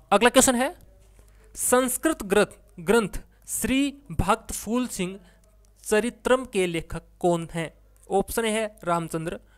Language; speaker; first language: Hindi; native; Hindi